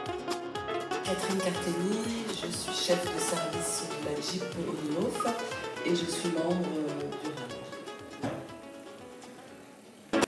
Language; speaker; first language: French; native; French